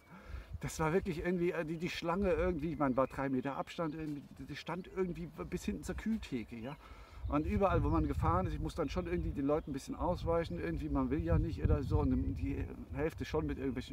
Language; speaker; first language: German; native; German